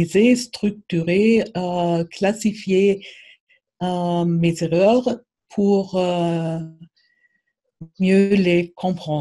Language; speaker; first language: French; non-native, fluent; German